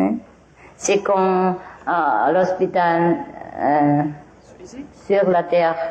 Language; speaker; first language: French; non-native, learner; Vietnamese